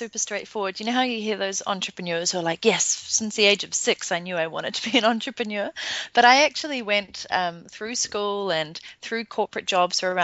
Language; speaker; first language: English; native; English